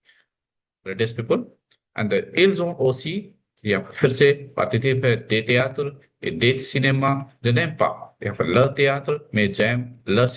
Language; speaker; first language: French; non-native, fluent; Hindi